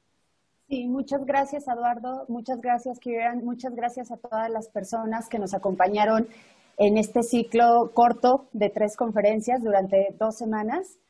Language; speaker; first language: Spanish; native; Spanish